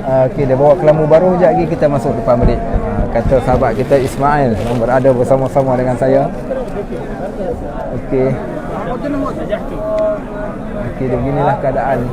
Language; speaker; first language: Malay; native; Malay